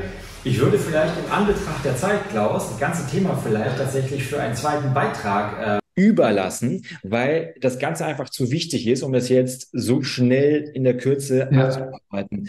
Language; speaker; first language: German; native; German